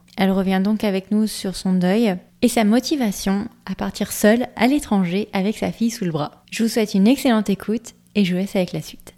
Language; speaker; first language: French; native; French